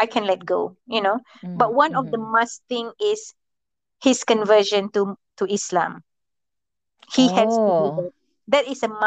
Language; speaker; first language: English; non-native, local second language; Malay